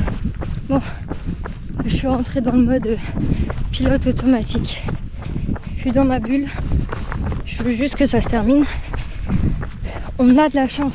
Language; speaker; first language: French; native; French